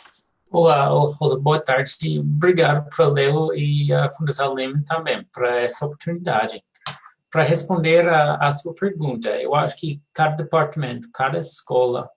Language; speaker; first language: Portuguese; non-native, fluent; English